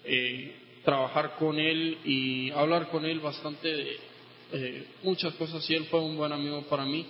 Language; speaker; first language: Spanish; non-native, local second language; English